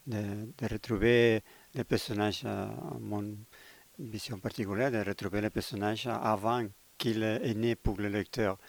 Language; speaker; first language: French; non-native, learner; Spanish